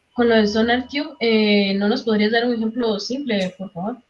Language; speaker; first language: Spanish; native; Spanish